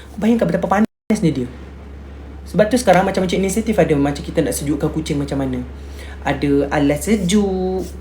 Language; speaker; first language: Malay; native; Malay